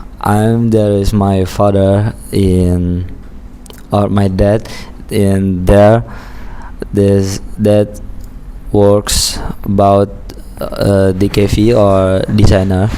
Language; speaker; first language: English; non-native, learner; Indonesian